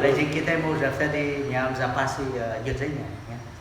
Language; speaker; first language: Polish; non-native, learner; Khmer